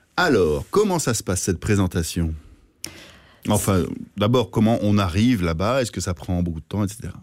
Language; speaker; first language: French; native; French